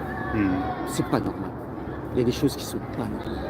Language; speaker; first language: French; native; French